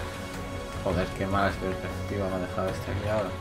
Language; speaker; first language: Spanish; native; Spanish